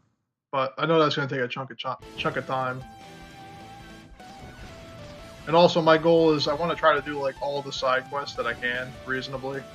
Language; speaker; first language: English; native; English